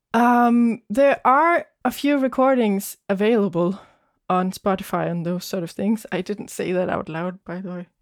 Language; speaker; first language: English; non-native, fluent; Danish